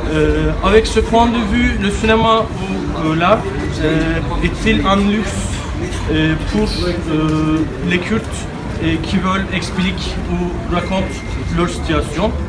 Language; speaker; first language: French; non-native, learner; Turkish